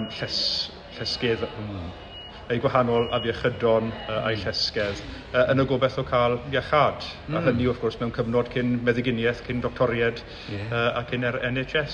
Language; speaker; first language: Welsh; native; Welsh